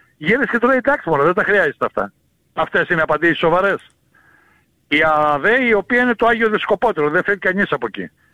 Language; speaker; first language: Greek; native; Greek